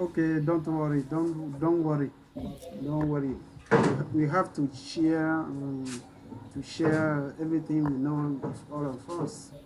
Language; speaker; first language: English; non-native, learner; French